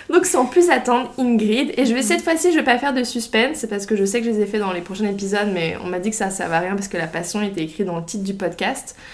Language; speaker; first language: French; native; French